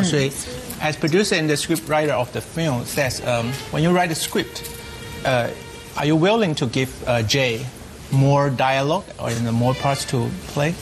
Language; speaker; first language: English; non-native, fluent; Chinese